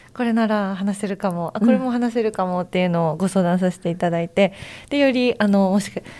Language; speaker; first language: Japanese; native; Japanese